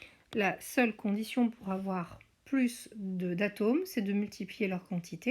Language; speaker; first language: French; native; French